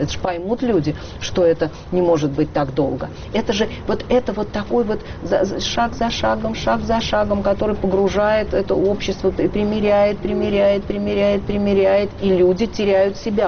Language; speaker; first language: Russian; native; Russian